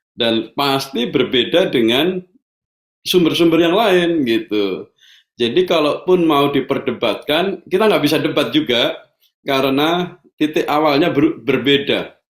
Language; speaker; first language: Indonesian; native; Indonesian